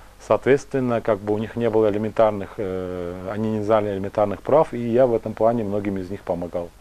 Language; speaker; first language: Russian; non-native, local second language; Tajik